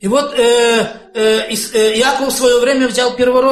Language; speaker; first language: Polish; non-native, learner; Russian